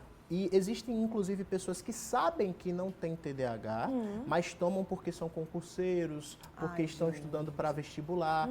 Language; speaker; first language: Portuguese; native; Portuguese